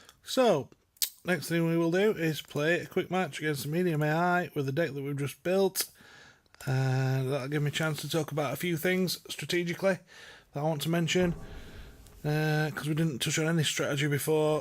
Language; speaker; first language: English; native; English